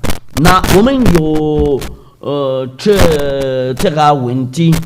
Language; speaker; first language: Chinese; non-native, fluent; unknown